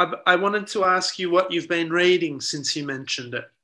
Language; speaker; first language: English; early bilingual, other home language; Italian